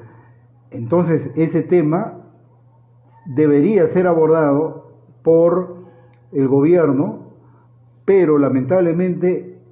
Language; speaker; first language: Spanish; native; Spanish